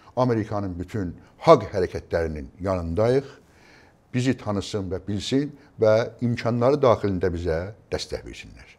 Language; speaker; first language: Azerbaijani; native; Azerbaijani